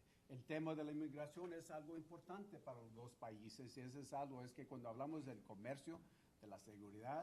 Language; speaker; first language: Spanish; early bilingual, heritage; Spanish